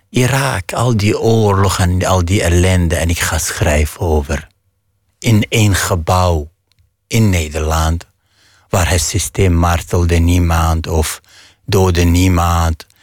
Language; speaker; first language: Dutch; non-native, fluent; Arabic